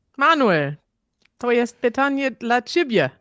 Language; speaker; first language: Polish; non-native, learner; German